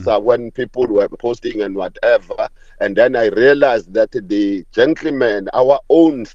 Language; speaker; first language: English; non-native, local second language; Zulu